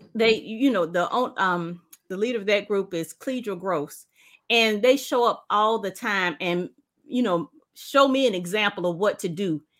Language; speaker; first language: English; native; English